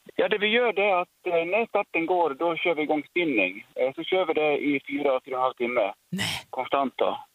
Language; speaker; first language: Swedish; native; Swedish